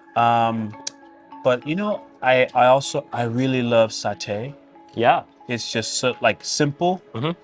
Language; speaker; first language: English; native; English